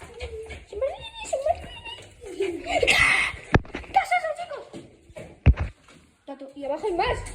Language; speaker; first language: Spanish; native; Spanish